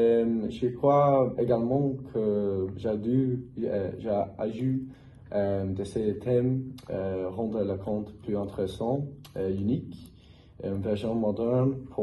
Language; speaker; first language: French; non-native, learner; English